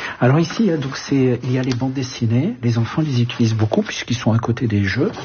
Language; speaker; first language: French; early bilingual, other home language; Arabic